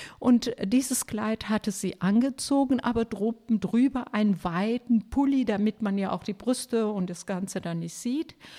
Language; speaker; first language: German; non-native, fluent; Turkish